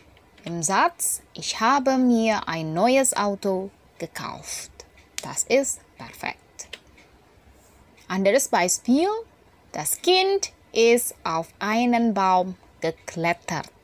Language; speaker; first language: German; non-native, fluent; Indonesian